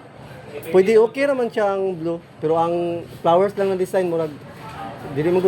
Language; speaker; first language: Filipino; non-native, local second language; Cebuano